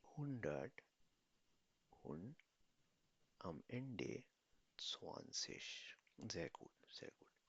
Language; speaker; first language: German; non-native, fluent; Urdu